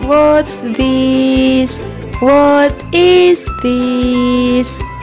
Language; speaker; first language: English; non-native, fluent; Indonesian